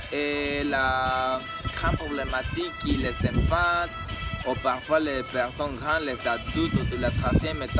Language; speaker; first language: French; non-native, learner; Spanish